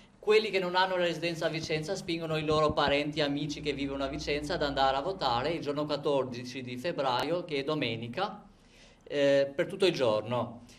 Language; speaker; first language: Italian; non-native, fluent; Albanian